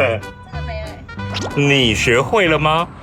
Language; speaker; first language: Chinese; native; Chinese